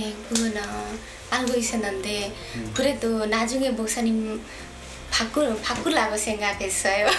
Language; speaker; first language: Korean; non-native, learner; Nepali